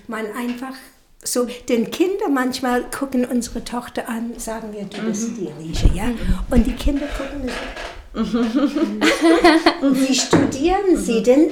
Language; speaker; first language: German; non-native, fluent; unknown